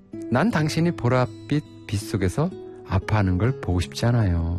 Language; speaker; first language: Korean; native; Korean